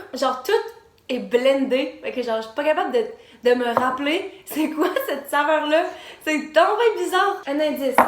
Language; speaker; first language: French; native; French